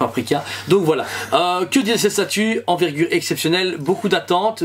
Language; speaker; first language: French; native; French